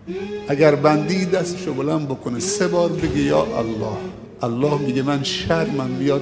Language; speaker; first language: Persian; native; Persian